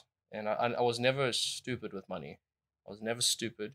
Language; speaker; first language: English; native; English